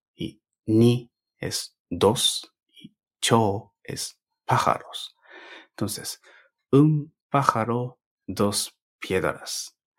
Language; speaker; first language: Spanish; non-native, fluent; Japanese